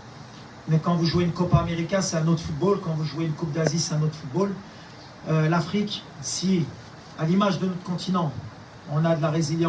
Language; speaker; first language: French; native; French